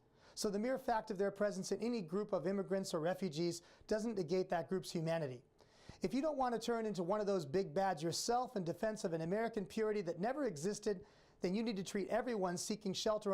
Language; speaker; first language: English; native; English